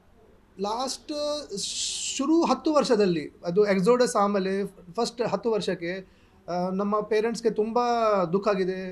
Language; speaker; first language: Kannada; non-native, local second language; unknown